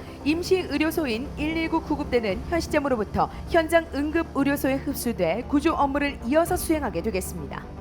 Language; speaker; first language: Korean; native; Korean